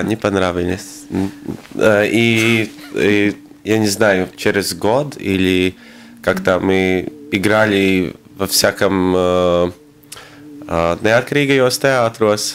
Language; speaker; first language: Russian; non-native, local second language; Latvian